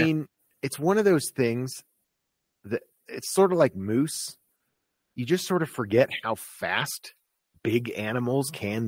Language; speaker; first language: English; native; English